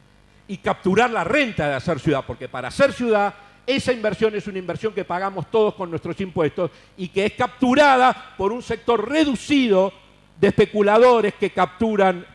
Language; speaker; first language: Spanish; native; Spanish